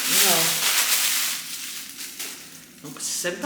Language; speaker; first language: French; native; French